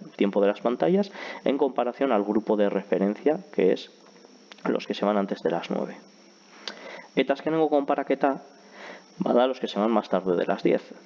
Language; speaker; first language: Spanish; non-native, local second language; Basque